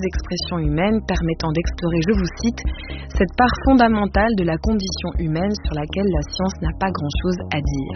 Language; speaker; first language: French; native; French